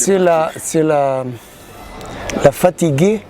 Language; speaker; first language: French; non-native, learner; Portuguese